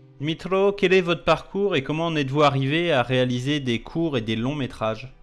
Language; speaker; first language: French; native; French